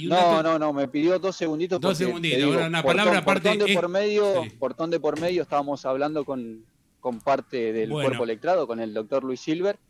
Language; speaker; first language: Spanish; native; Spanish